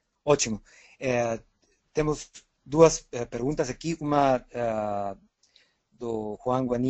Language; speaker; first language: Portuguese; non-native, fluent; Spanish